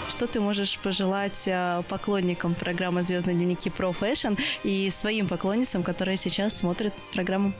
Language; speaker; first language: Russian; native; Russian